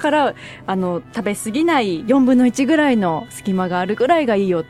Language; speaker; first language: Japanese; native; Japanese